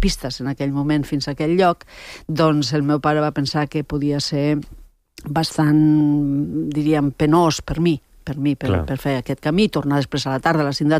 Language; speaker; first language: Catalan; non-native, local second language; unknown